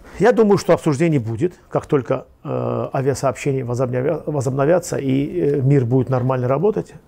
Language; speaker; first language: Russian; non-native, local second language; Azerbaijani